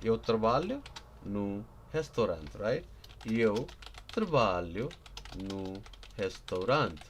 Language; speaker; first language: Portuguese; non-native, learner; Nepali